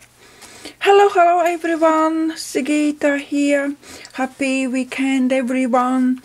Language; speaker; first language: English; non-native, fluent; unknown